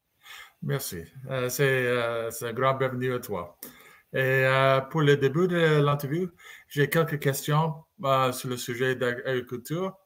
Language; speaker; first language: French; non-native, learner; English